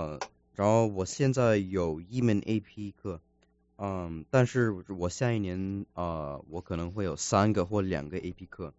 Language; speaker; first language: Chinese; early bilingual, other home language; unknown